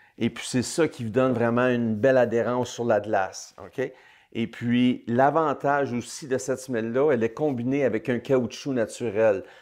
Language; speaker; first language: French; native; French